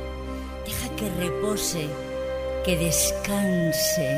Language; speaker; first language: Spanish; native; Spanish